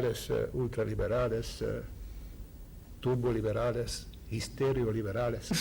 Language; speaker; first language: Spanish; non-native, fluent; Hungarian